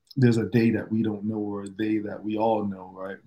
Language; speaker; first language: English; native; English